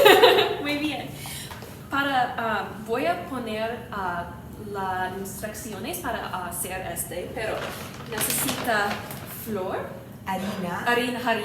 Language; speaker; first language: Spanish; non-native, learner; English